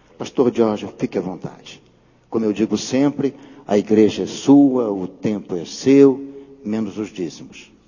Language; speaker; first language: Portuguese; native; Portuguese